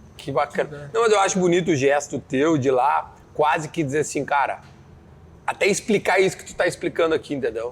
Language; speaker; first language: Portuguese; native; Portuguese